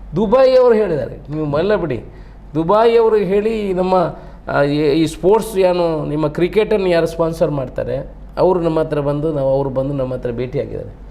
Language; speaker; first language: Kannada; non-native, local second language; Tulu